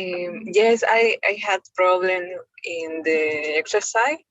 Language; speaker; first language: English; non-native, learner; Spanish